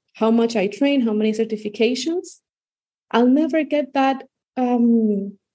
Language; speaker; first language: English; non-native, fluent; Spanish